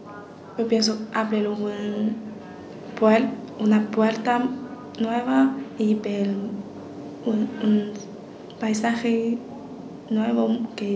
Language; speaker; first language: Spanish; non-native, learner; Chinese